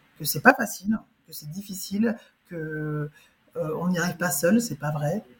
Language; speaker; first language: French; early bilingual, other home language; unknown